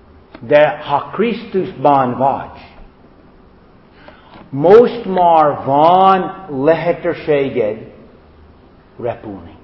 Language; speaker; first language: Hungarian; non-native, fluent; English